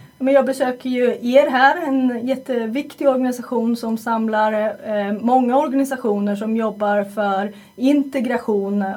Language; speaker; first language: Swedish; native; Swedish